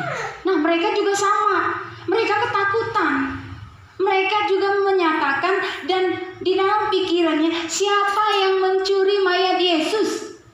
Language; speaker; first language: Indonesian; native; Indonesian